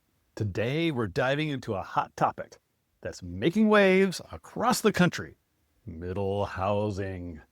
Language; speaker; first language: English; native; English